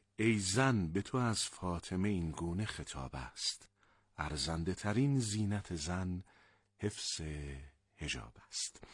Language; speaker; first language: Persian; non-native, local second language; Azerbaijani